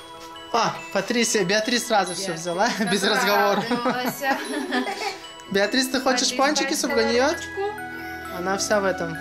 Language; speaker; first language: Russian; native; Russian